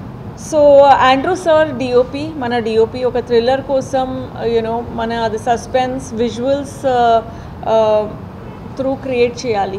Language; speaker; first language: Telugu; non-native, learner; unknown